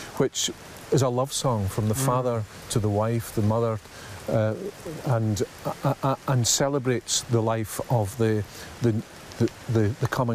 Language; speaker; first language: English; native; English